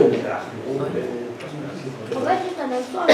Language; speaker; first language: French; native; French